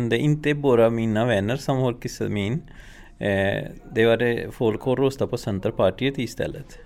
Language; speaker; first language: Swedish; non-native, fluent; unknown